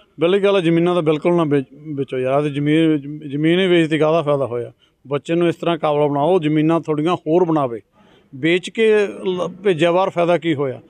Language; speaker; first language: Punjabi; native; Punjabi